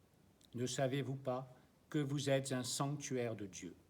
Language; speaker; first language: French; native; French